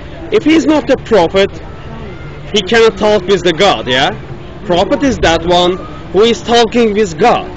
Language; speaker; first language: English; non-native, learner; Turkish